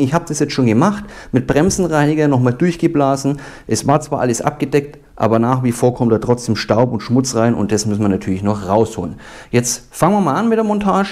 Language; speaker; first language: German; native; German